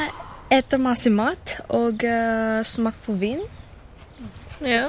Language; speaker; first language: Norwegian; non-native, learner; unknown